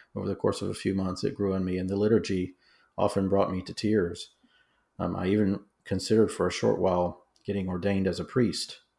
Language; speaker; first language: English; native; English